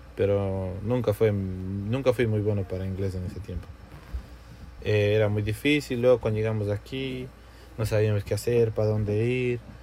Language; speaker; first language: Spanish; native; Spanish